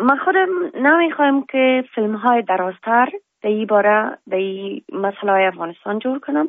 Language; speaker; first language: Persian; non-native, local second language; Pashto